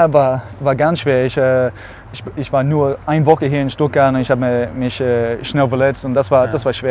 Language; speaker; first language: German; non-native, learner; English